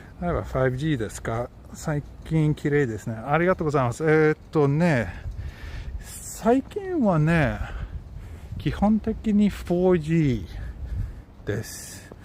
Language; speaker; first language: Japanese; non-native, fluent; Swedish